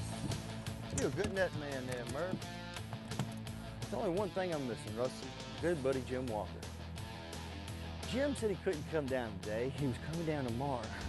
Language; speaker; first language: English; native; English